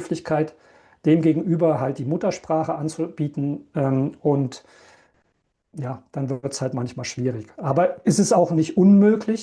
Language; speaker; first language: German; native; German